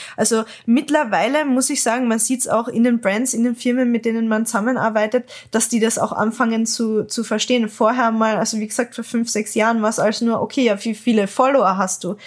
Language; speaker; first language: German; native; German